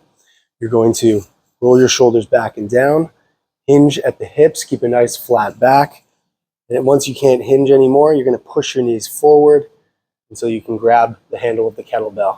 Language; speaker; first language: English; native; English